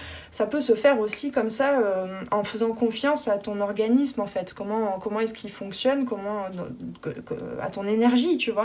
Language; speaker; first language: French; native; French